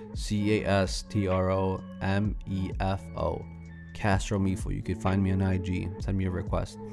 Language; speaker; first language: English; early bilingual, other home language; Spanish